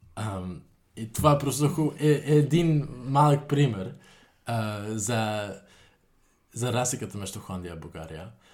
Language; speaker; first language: Bulgarian; non-native, fluent; Dutch